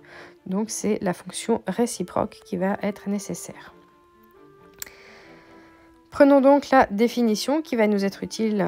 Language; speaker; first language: French; native; French